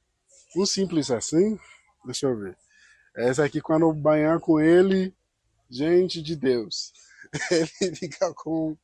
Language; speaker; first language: Portuguese; non-native, learner; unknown